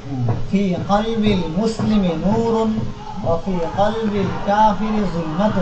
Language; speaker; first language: Arabic; non-native, fluent; Bangla